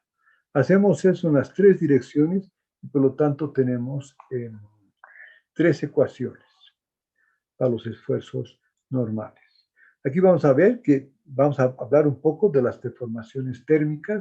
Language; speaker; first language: Spanish; native; Spanish